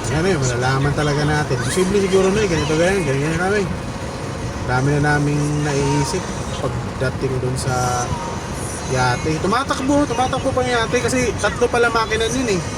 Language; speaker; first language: Filipino; native; Filipino